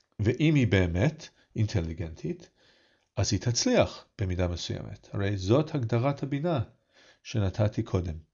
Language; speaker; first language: Hebrew; non-native, fluent; English